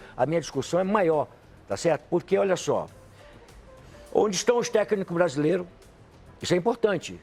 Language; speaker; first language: Portuguese; native; Portuguese